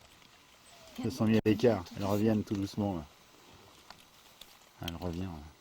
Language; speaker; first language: French; native; French